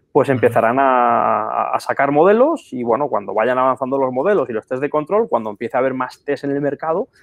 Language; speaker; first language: Spanish; native; Spanish